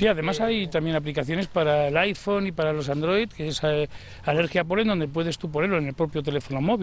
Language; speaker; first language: Spanish; native; Spanish